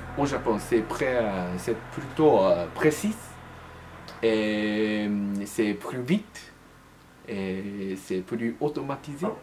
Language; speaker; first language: French; non-native, learner; Japanese